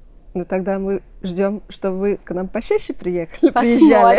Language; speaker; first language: Russian; native; Russian